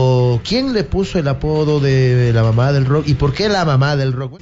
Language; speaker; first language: Spanish; native; Spanish